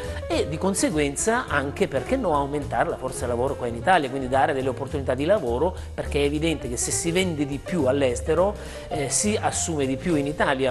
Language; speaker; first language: Italian; native; Italian